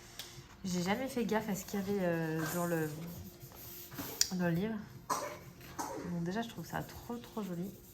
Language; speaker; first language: French; native; French